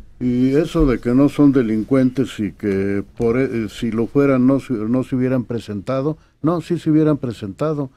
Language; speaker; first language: Spanish; native; Spanish